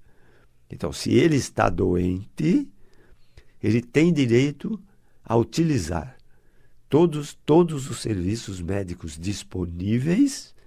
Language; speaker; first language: Portuguese; native; Portuguese